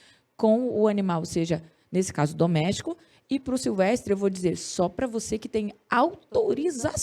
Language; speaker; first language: Portuguese; native; Portuguese